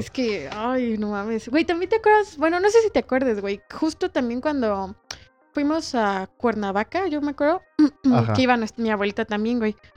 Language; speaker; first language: Spanish; native; Spanish